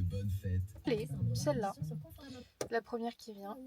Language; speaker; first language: French; native; French